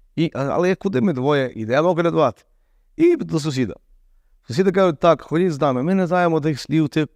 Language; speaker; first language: Ukrainian; native; Ukrainian